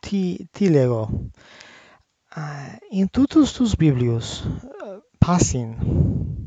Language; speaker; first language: Greek; non-native, learner; English